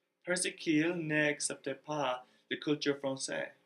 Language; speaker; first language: French; non-native, learner; English